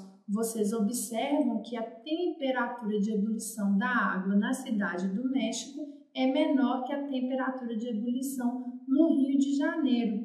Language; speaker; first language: Portuguese; native; Portuguese